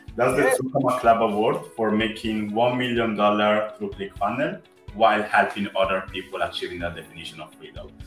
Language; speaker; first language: English; non-native, fluent; Italian